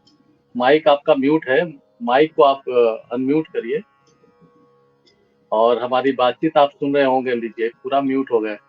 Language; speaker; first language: Hindi; native; Hindi